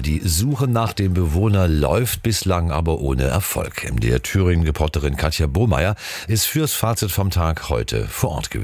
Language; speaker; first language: German; native; German